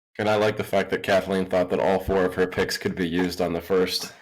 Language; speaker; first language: English; native; English